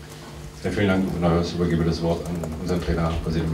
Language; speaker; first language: German; native; German